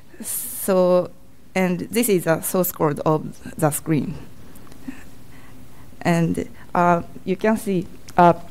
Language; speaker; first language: English; non-native, learner; Japanese